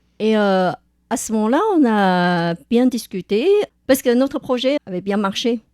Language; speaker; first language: French; non-native, fluent; Chinese